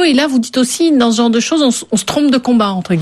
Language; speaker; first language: French; native; French